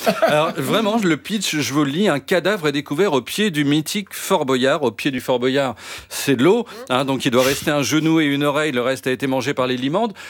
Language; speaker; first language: French; native; French